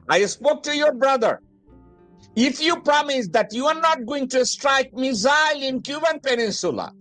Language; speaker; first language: English; non-native, local second language; Bangla